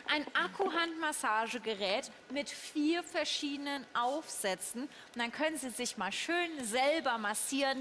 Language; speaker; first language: German; native; German